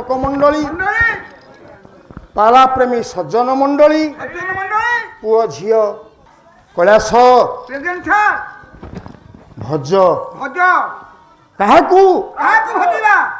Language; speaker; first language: Odia; native; Odia